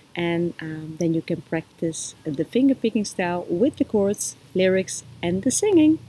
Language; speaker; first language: English; non-native, fluent; Dutch